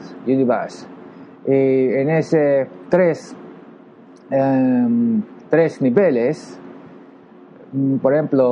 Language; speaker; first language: Spanish; non-native, learner; Japanese